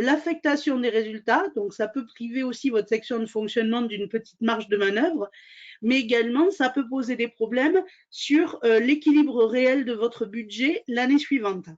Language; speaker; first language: French; native; French